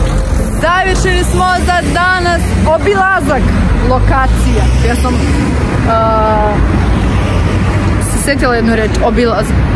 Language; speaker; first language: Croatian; non-native, fluent; Russian